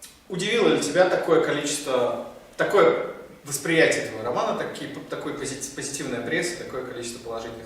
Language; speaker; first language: Russian; native; Russian